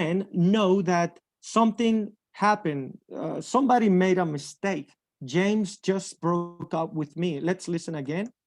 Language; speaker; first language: English; non-native, fluent; Spanish